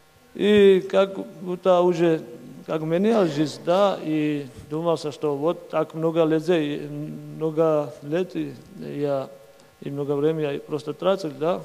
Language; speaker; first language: Russian; non-native, learner; Georgian